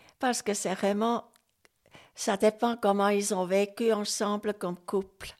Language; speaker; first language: French; non-native, local second language; Swiss German